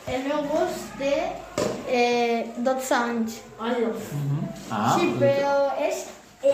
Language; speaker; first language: Catalan; non-native, local second language; Spanish